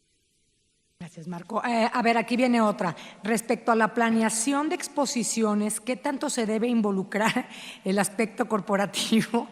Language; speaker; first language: Spanish; native; Spanish